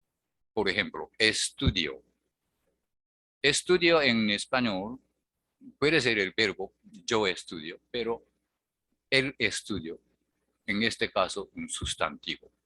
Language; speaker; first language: Spanish; non-native, fluent; Japanese